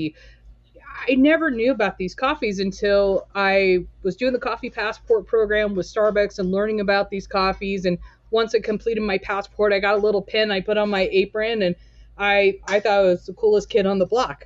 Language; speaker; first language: English; native; English